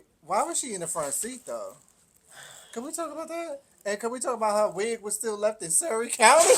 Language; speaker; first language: English; native; English